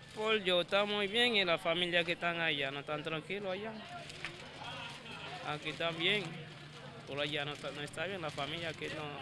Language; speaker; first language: Spanish; non-native, learner; Haitian Creole